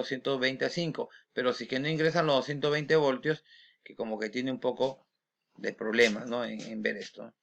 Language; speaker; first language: Spanish; native; Spanish